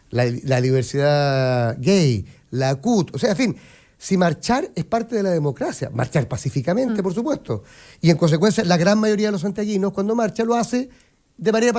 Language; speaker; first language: Spanish; native; Spanish